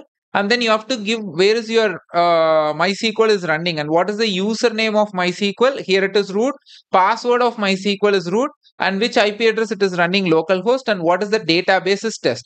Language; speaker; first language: English; non-native, local second language; Tamil